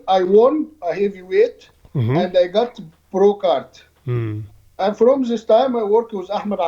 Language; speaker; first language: English; non-native, learner; Arabic